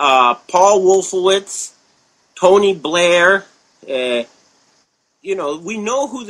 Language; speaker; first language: English; native; English